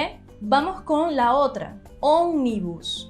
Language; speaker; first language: Spanish; non-native, fluent; Portuguese